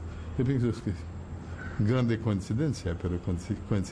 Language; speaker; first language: Spanish; non-native, fluent; Haitian Creole